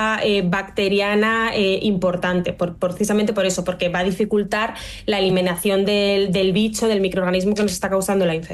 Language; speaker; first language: Spanish; native; Spanish